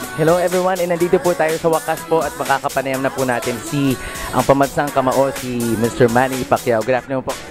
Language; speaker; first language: Filipino; native; Filipino